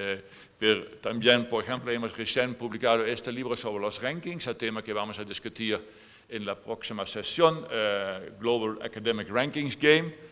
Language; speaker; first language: Spanish; non-native, fluent; Dutch